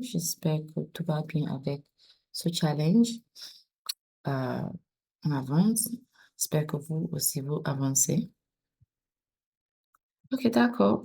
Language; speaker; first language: French; non-native, fluent; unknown